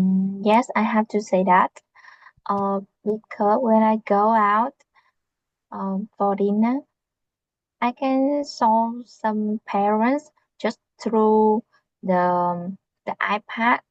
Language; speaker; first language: English; non-native, learner; Vietnamese